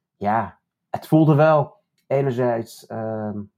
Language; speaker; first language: Dutch; early bilingual, other home language; Turkish